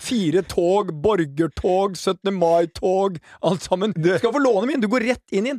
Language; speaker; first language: Norwegian; native; Norwegian